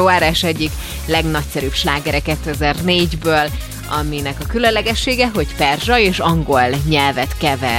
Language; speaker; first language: Hungarian; native; Hungarian